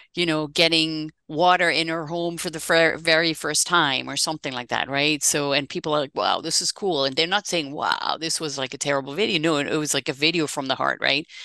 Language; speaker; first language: English; non-native, fluent; Dutch